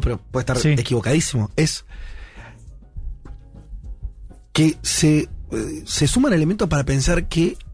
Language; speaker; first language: Spanish; native; Spanish